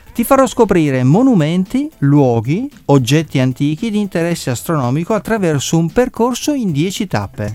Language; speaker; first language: Italian; native; Italian